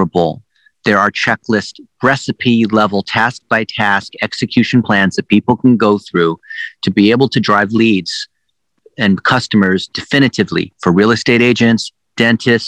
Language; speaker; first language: English; early bilingual, other home language; Chinese